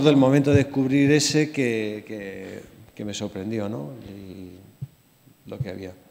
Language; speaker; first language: Spanish; native; Spanish